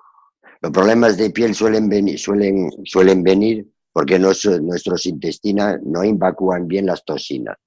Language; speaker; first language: Spanish; native; Spanish